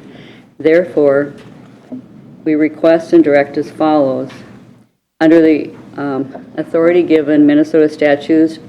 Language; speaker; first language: English; native; English